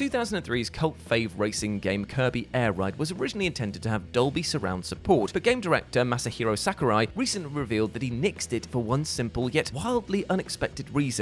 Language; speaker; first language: English; native; English